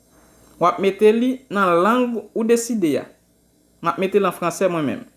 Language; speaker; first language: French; non-native, local second language; Haitian Creole